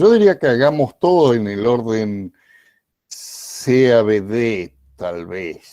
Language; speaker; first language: Spanish; native; Spanish